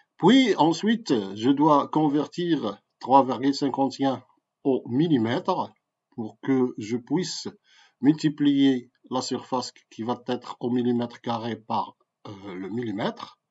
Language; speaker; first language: French; non-native, local second language; Arabic